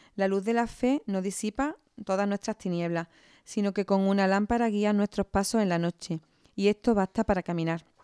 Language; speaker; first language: Spanish; native; Spanish